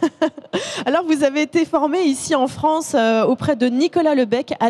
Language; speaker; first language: French; native; French